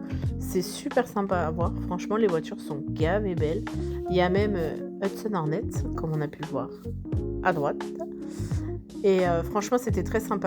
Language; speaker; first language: French; native; French